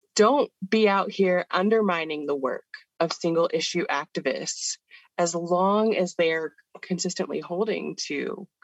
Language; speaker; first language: English; native; English